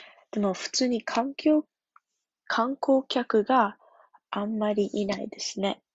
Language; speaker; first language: Japanese; early bilingual, heritage; Japanese